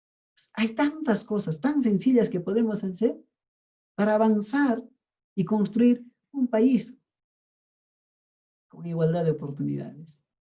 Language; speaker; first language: Spanish; native; Spanish